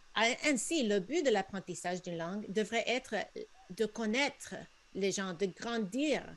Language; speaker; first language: French; non-native, fluent; Spanish